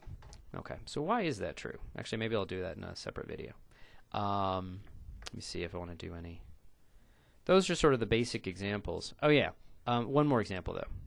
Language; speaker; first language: English; native; English